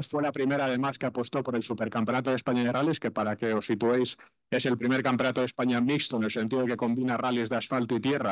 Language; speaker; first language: Spanish; native; Spanish